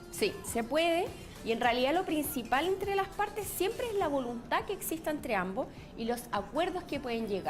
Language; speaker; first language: Spanish; native; Spanish